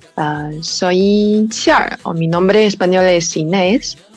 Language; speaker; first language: Spanish; non-native, fluent; Chinese